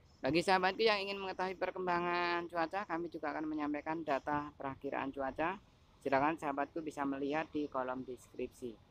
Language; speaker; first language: Indonesian; native; Indonesian